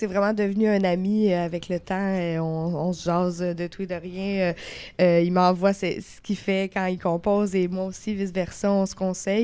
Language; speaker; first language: French; native; French